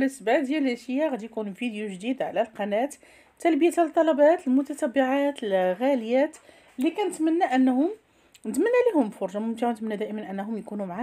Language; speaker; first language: Arabic; native; Arabic